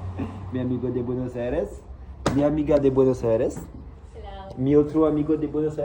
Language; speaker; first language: Spanish; non-native, learner; French